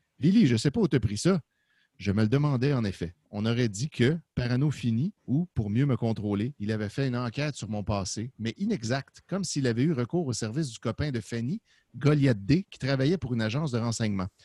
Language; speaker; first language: French; native; French